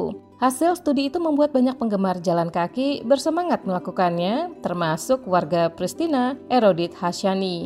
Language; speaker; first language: Indonesian; native; Indonesian